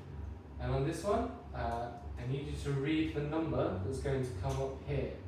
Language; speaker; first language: English; native; English